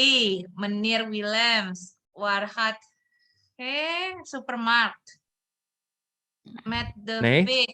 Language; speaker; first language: Dutch; non-native, learner; Indonesian